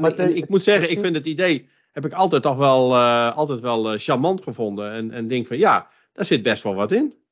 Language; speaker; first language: Dutch; native; Dutch